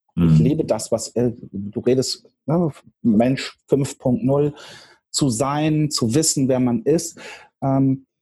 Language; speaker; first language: German; native; German